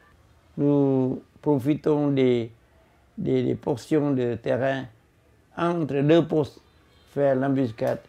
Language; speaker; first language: French; non-native, local second language; Vietnamese